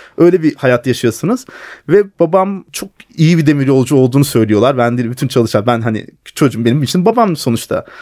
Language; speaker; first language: Turkish; native; Turkish